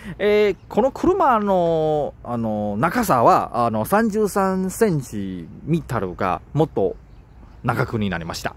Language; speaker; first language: Japanese; non-native, learner; Chinese